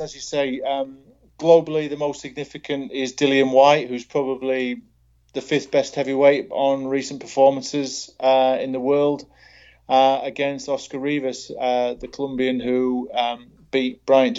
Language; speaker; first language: English; native; English